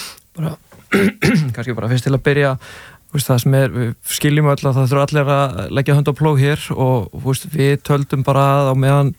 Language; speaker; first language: Icelandic; native; Icelandic